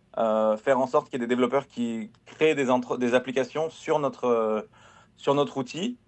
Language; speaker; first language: French; native; French